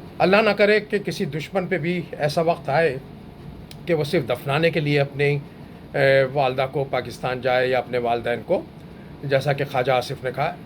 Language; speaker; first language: Urdu; native; Urdu